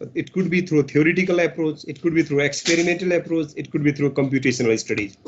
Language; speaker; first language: English; non-native, local second language; Nepali